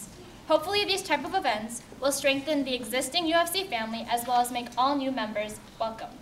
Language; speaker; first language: English; native; English